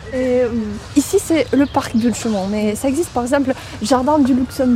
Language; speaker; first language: French; non-native, fluent; Russian